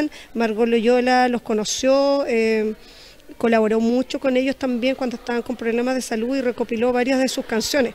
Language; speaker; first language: Spanish; native; Spanish